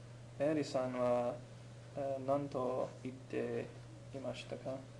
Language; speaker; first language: Japanese; non-native, learner; English